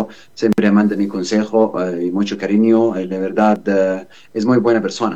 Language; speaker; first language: Spanish; non-native, learner; Arabic